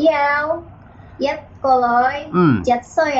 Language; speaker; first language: Cantonese; non-native, learner; Vietnamese